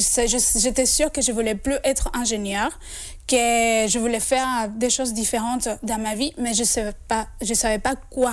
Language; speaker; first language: French; non-native, fluent; Spanish